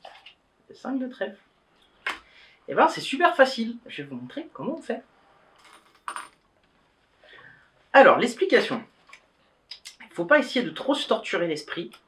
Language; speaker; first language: French; native; French